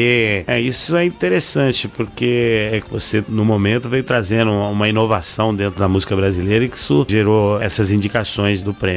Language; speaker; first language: Portuguese; native; Portuguese